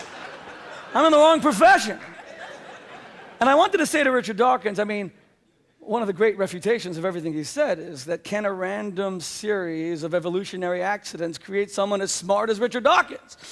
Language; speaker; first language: English; native; English